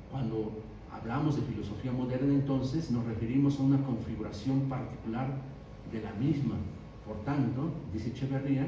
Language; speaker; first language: Spanish; native; Spanish